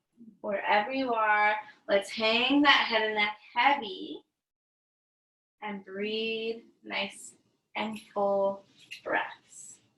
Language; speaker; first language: English; native; English